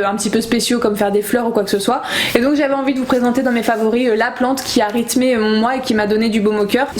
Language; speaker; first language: French; native; French